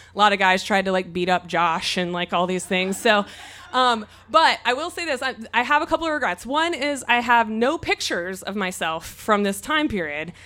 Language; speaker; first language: English; native; English